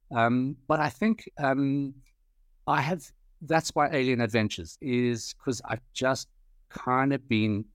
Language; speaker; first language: English; native; English